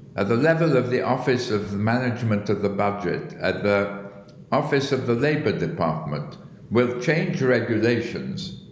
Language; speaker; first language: English; early bilingual, other home language; Arabic